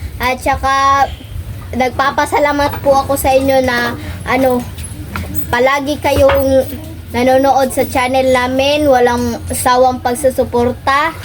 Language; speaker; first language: Filipino; native; Filipino